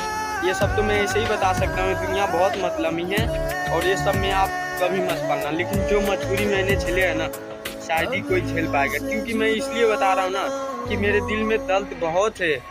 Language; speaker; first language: Hindi; non-native, local second language; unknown